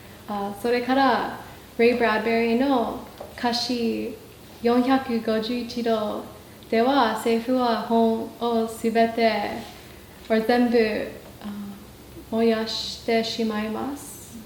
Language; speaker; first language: Japanese; non-native, fluent; English